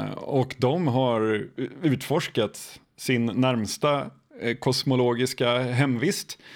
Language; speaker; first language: Swedish; native; Swedish